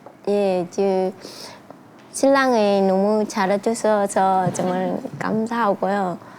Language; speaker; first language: Korean; non-native, learner; Vietnamese